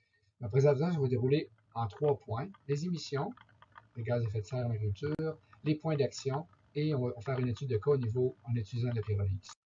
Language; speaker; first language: French; native; French